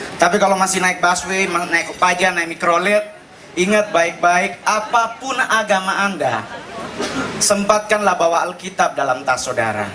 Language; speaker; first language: Indonesian; native; Indonesian